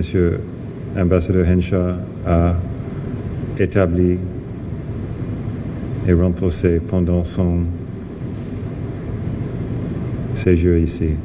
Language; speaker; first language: French; non-native, fluent; English